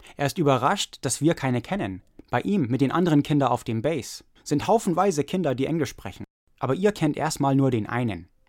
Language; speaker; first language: German; early bilingual, other home language; English